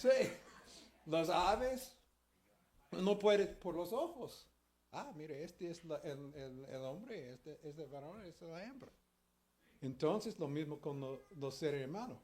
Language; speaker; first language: Spanish; early bilingual, heritage; Spanish